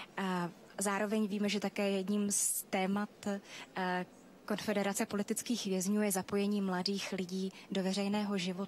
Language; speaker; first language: Czech; native; Czech